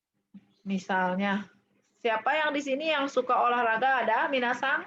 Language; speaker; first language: Indonesian; native; Indonesian